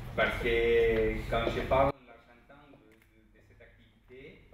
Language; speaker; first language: French; non-native, learner; Spanish